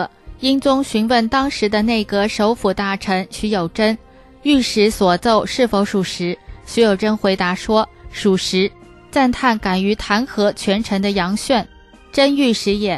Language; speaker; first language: Chinese; native; Chinese